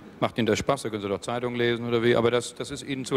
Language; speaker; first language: German; native; German